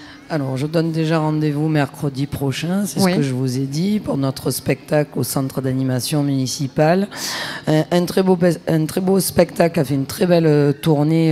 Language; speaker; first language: French; native; French